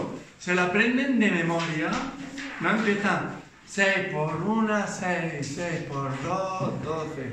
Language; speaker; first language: Spanish; native; Spanish